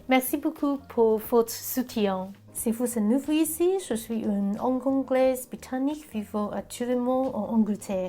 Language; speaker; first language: French; non-native, learner; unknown